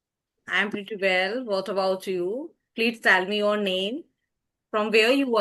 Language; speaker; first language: English; non-native, fluent; Hindi